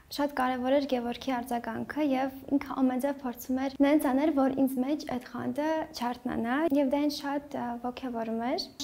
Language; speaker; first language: Armenian; early bilingual, heritage; Armenian